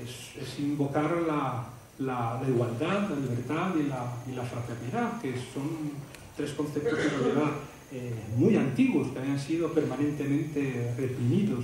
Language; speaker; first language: Spanish; native; Spanish